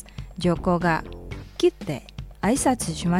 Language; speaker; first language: Japanese; non-native, fluent; Indonesian